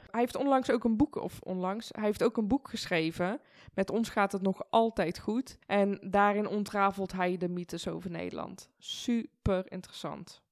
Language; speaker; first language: Dutch; early bilingual, other home language; Persian